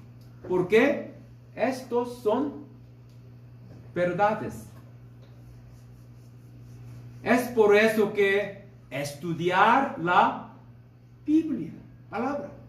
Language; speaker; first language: Spanish; non-native, fluent; Korean